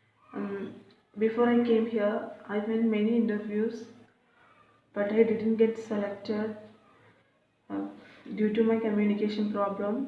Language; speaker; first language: English; non-native, learner; Malayalam